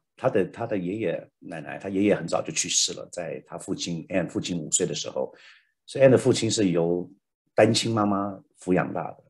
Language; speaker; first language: Chinese; native; Chinese